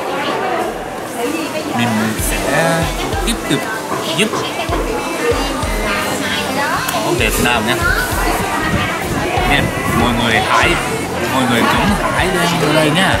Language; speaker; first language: Vietnamese; non-native, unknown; Japanese